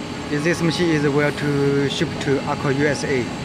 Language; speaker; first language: English; non-native, learner; Chinese